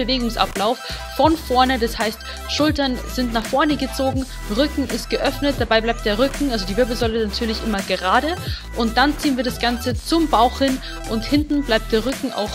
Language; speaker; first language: German; native; German